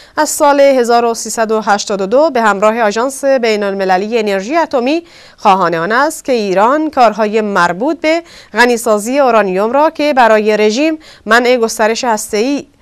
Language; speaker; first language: Persian; non-native, local second language; Kurdish